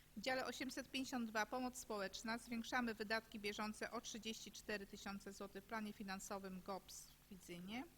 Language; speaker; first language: Polish; native; Polish